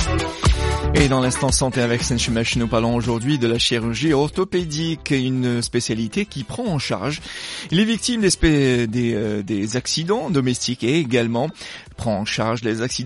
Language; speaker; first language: French; non-native, local second language; Arabic